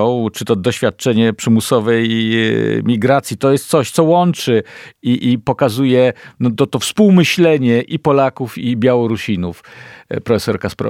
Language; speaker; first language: Polish; native; Polish